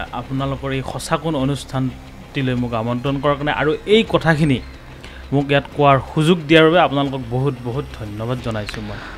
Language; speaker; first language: Assamese; native; Assamese